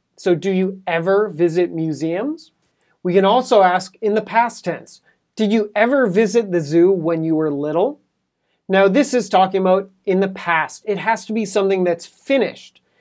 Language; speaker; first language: English; native; English